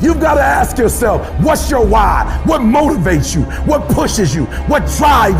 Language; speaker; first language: English; native; English